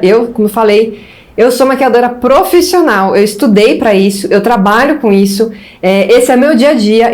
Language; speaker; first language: Portuguese; native; Portuguese